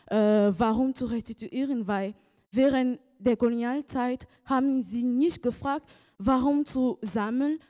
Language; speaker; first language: German; non-native, learner; French